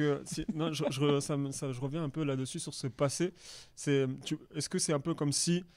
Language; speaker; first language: French; native; French